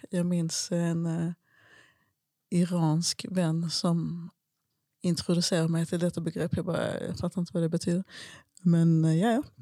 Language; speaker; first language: Swedish; native; Swedish